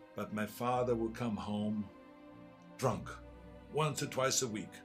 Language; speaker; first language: English; non-native, fluent; German